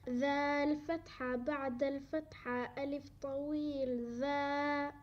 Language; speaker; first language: Arabic; non-native, learner; Somali